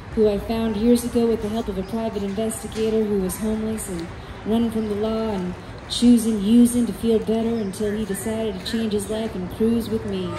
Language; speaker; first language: English; native; English